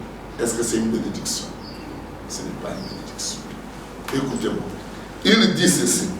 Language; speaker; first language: French; non-native, local second language; Lingala